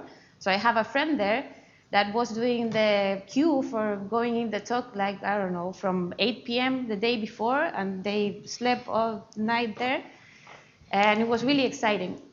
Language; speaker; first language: English; non-native, fluent; Spanish